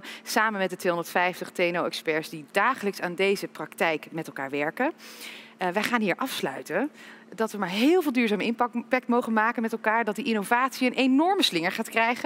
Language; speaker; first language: Dutch; native; Dutch